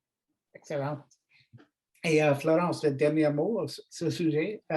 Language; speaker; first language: French; non-native, learner; English